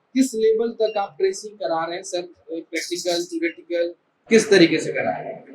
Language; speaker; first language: Hindi; native; Hindi